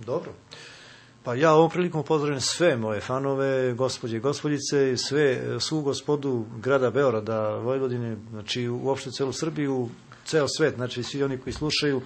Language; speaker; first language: Serbian; native; Serbian